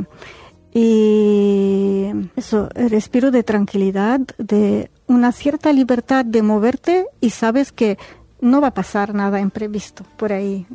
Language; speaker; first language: Spanish; non-native, fluent; Arabic